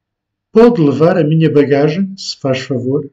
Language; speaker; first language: Portuguese; non-native, fluent; French